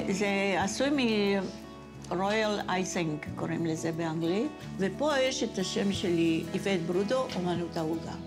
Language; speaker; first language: Hebrew; non-native, fluent; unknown